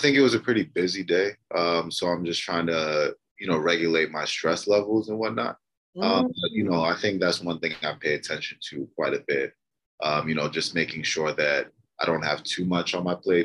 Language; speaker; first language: English; native; English